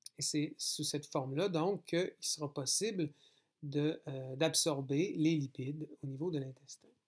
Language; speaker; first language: French; native; French